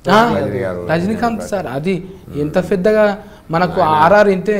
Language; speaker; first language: Telugu; native; Telugu